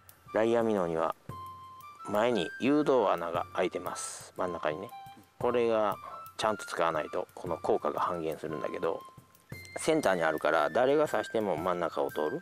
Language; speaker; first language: Japanese; native; Japanese